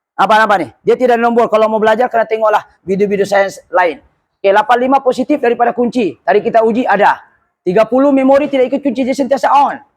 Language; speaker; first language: Malay; non-native, local second language; Buginese